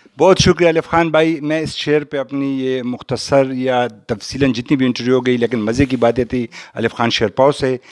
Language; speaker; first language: Urdu; non-native, local second language; Pashto